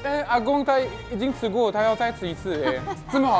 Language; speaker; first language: Chinese; non-native, fluent; French